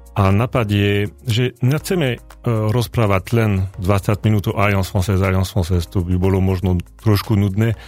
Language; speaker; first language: Slovak; non-native, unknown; French